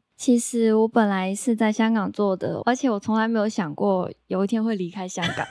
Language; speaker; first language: Chinese; non-native, local second language; Cantonese